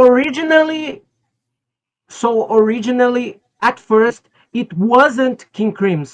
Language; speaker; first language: English; non-native, fluent; Portuguese